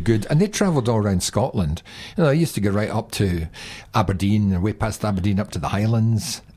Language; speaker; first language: English; native; English